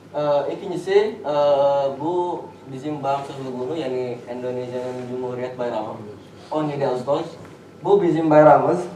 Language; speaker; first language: Turkish; non-native, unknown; Indonesian